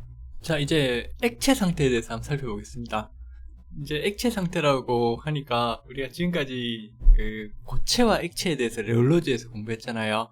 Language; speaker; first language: Korean; native; Korean